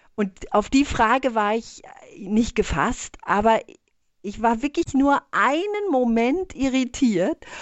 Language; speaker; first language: German; native; German